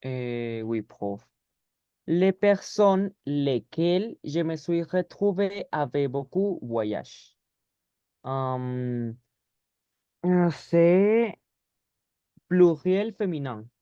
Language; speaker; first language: French; non-native, learner; Spanish